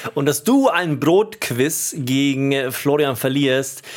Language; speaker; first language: German; native; German